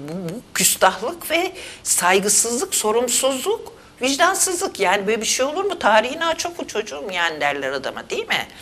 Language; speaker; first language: Turkish; native; Turkish